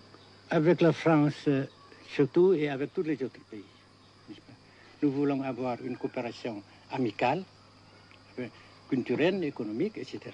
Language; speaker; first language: French; non-native, fluent; Vietnamese